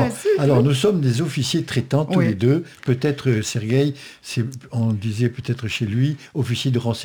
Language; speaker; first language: French; native; French